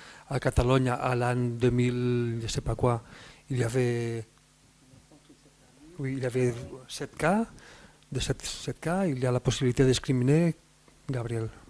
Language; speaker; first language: French; non-native, fluent; Spanish